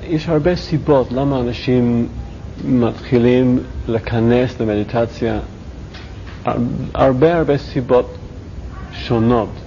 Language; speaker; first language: Hebrew; non-native, learner; English